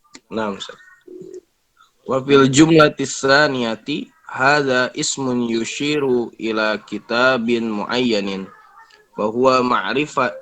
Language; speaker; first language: Arabic; non-native, learner; Indonesian